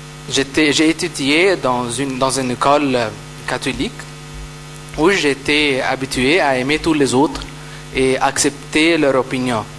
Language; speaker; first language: French; non-native, fluent; Arabic